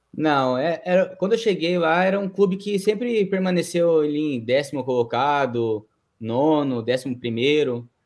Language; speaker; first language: Portuguese; native; Portuguese